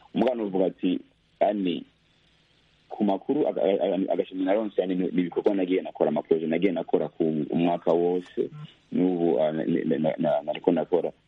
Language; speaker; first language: Rundi; early bilingual, heritage; Rundi